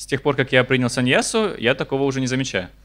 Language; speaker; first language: Russian; native; Russian